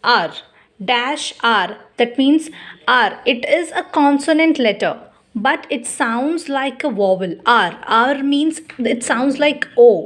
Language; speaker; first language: English; non-native, local second language; Hindi